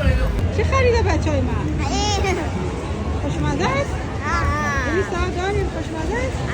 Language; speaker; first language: Persian; native; Persian